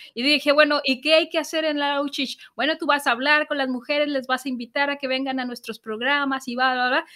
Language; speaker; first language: Spanish; native; Spanish